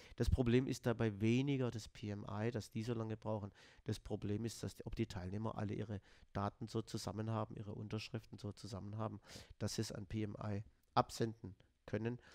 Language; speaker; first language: German; native; German